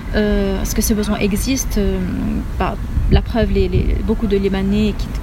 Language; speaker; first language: French; non-native, local second language; Arabic